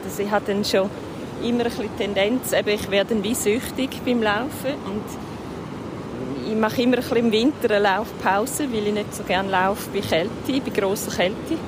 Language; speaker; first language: German; native; German